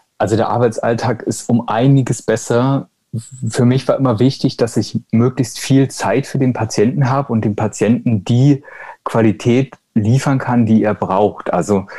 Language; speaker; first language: German; native; German